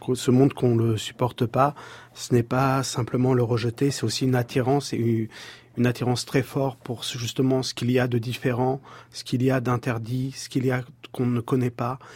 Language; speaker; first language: French; native; French